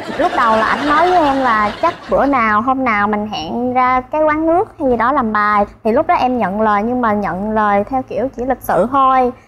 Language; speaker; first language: Vietnamese; early bilingual, other home language; English